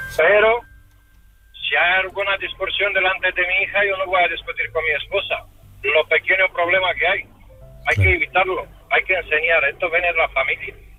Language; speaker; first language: Spanish; non-native, fluent; Romanian